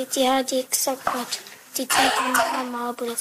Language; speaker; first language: Danish; early bilingual, heritage; Danish